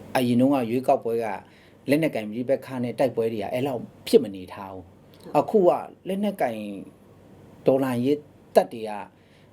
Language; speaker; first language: Burmese; non-native, local second language; Shan